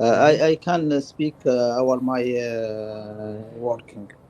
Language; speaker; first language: English; non-native, learner; Arabic